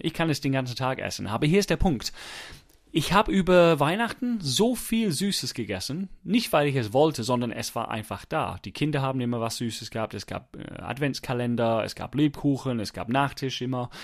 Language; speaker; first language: German; non-native, fluent; English